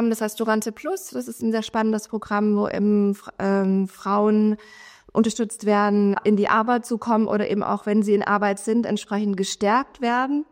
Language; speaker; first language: German; native; German